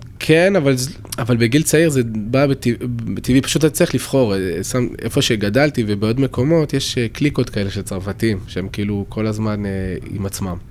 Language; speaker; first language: Hebrew; early bilingual, other home language; French